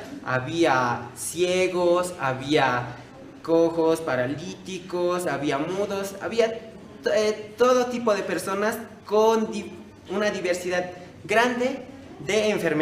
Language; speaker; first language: Spanish; native; Spanish